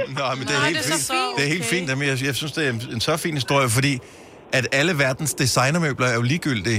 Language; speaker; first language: Danish; native; Danish